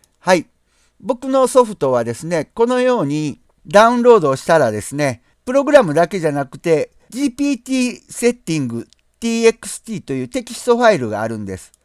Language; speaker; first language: Japanese; native; Japanese